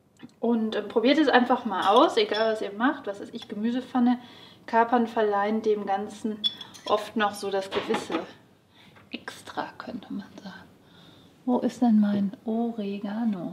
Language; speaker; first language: German; native; German